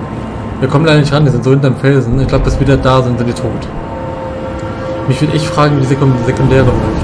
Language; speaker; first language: German; native; German